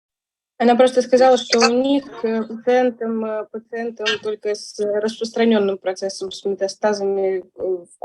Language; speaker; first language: Russian; native; Russian